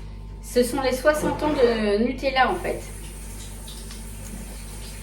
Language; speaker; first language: French; native; French